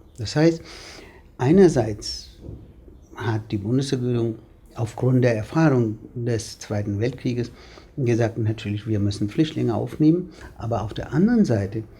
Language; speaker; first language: German; non-native, fluent; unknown